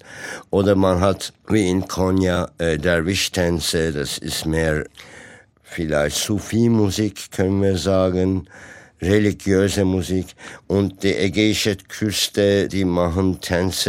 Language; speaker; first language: German; non-native, fluent; Turkish